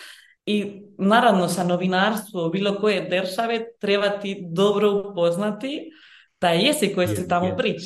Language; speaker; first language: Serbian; early bilingual, heritage; Bosnian